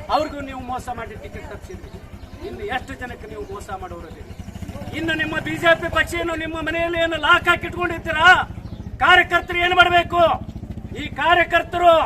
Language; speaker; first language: Kannada; native; Kannada